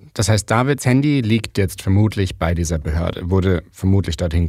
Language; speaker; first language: German; native; German